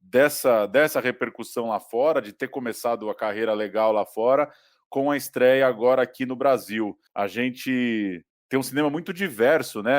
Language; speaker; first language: Portuguese; native; Portuguese